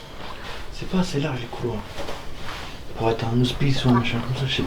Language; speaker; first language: French; native; French